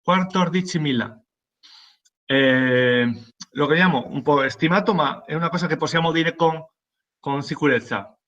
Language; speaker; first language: Italian; non-native, fluent; Spanish